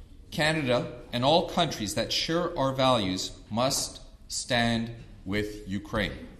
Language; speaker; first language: English; early bilingual, other home language; Ukrainian